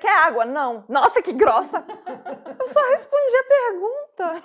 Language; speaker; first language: Portuguese; early bilingual, heritage; Italian